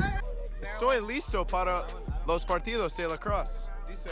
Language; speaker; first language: Spanish; non-native, learner; English